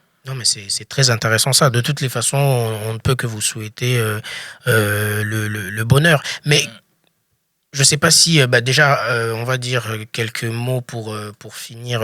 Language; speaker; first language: French; native; French